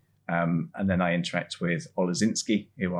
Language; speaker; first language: English; native; English